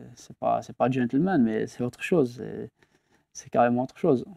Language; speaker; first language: French; non-native, local second language; Kabyle